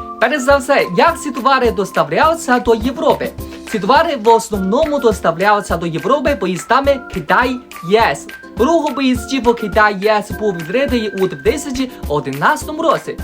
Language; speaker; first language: Ukrainian; non-native, fluent; Chinese